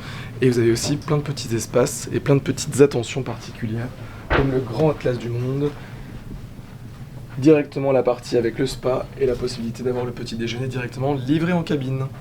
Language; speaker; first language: French; native; French